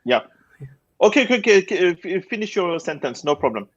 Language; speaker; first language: English; non-native, fluent; French